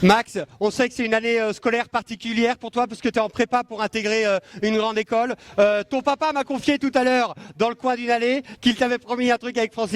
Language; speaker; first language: French; native; French